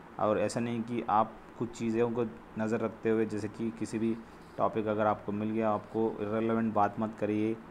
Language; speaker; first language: Hindi; non-native, local second language; Telugu